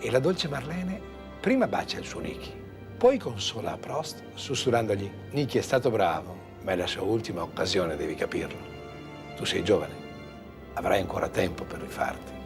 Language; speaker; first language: Italian; native; Italian